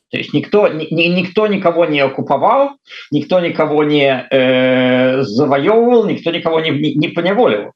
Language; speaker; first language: Belarusian; non-native, local second language; Russian